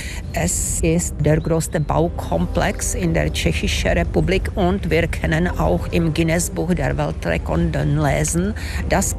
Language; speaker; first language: German; non-native, fluent; Czech